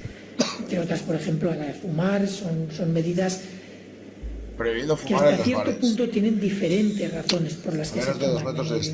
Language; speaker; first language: Spanish; native; Spanish